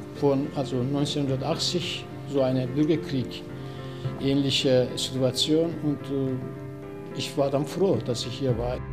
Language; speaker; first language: German; non-native, fluent; Turkish